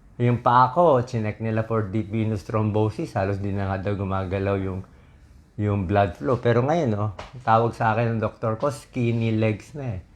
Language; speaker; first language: Filipino; native; Filipino